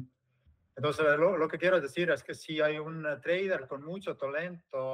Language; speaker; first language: Spanish; non-native, fluent; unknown